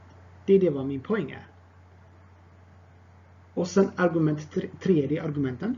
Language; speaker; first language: Swedish; non-native, fluent; Tigrinya